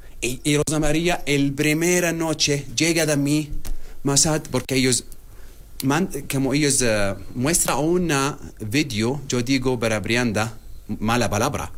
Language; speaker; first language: Spanish; non-native, learner; Arabic